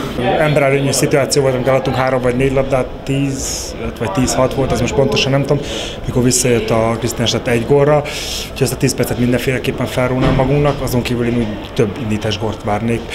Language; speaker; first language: Hungarian; native; Hungarian